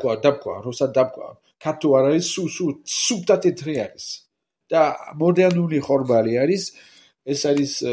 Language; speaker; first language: Georgian; non-native, learner; French